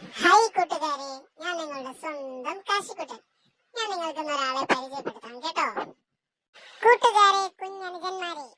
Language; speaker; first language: Malayalam; native; Malayalam